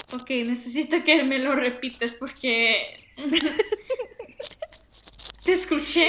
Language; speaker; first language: Spanish; early bilingual, heritage; Spanish